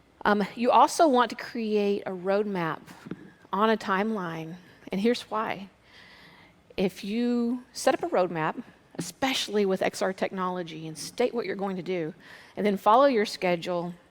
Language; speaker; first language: English; native; English